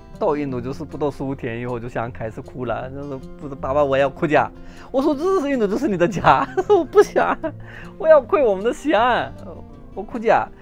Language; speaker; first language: Chinese; non-native, fluent; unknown